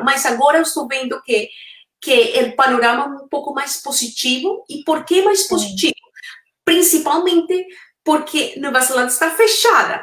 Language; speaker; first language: Portuguese; non-native, fluent; Spanish